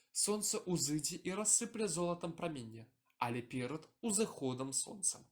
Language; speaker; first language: Belarusian; non-native, local second language; Russian